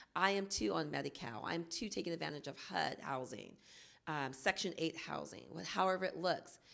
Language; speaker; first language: English; native; English